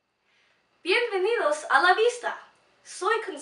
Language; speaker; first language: Spanish; non-native, learner; English